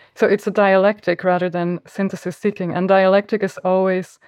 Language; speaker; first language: English; non-native, fluent; Dutch